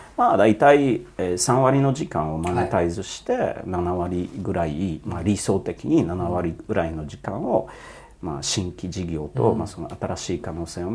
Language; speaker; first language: Japanese; non-native, fluent; Polish